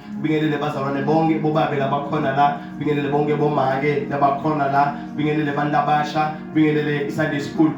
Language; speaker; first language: Zulu; non-native, local second language; Swati